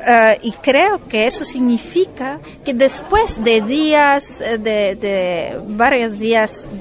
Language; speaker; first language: Spanish; non-native, fluent; German